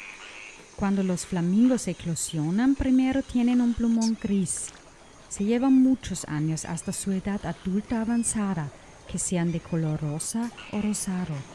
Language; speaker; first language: Spanish; non-native, fluent; German